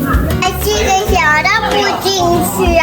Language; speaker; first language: Chinese; early bilingual, heritage; Chinese